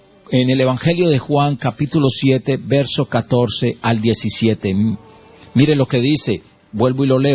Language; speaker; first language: Spanish; native; Spanish